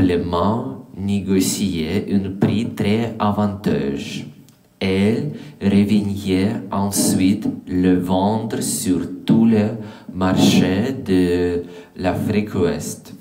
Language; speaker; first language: French; non-native, learner; English